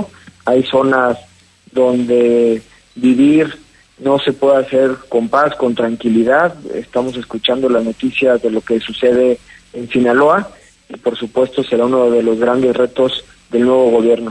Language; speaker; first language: Spanish; native; Spanish